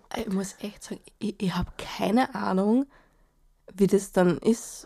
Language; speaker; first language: German; native; German